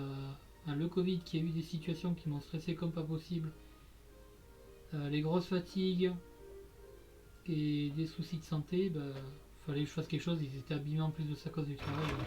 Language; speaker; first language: French; native; French